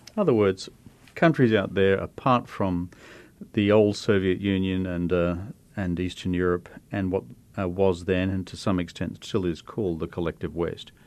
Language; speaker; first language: English; native; English